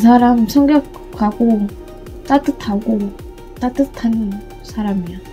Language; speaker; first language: Korean; non-native, learner; Vietnamese